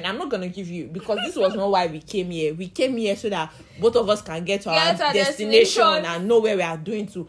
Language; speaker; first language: English; non-native, local second language; Yoruba